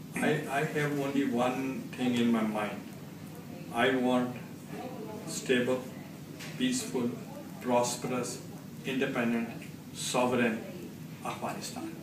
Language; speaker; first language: English; non-native, local second language; Saraiki